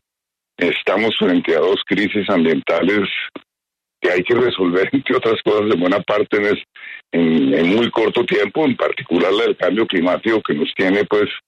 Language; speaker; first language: Spanish; native; Spanish